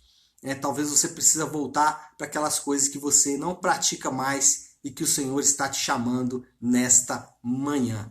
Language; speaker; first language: Portuguese; native; Portuguese